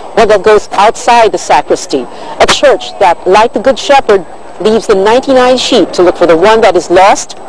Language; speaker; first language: English; non-native, local second language; Filipino